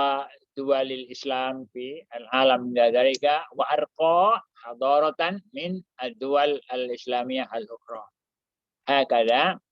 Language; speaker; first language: Arabic; non-native, fluent; Indonesian